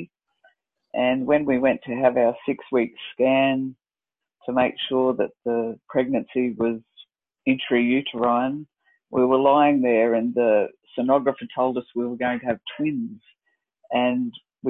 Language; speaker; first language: English; native; English